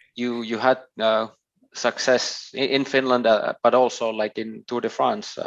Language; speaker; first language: English; non-native, fluent; Finnish